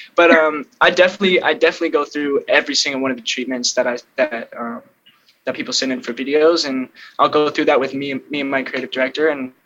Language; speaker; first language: English; native; English